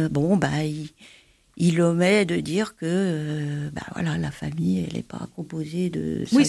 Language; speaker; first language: French; native; French